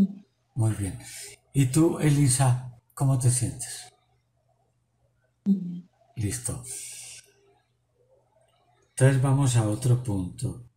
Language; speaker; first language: Spanish; native; Spanish